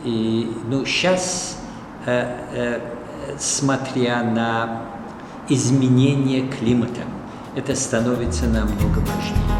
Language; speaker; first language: Russian; non-native, fluent; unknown